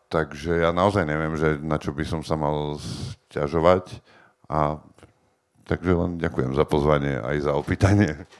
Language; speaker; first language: Slovak; native; Slovak